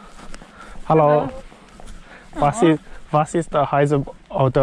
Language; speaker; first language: German; non-native, learner; English